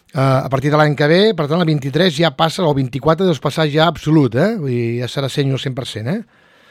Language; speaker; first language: Catalan; native; Catalan